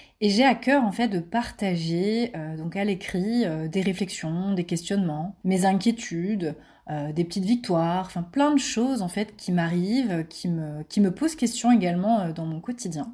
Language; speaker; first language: French; native; French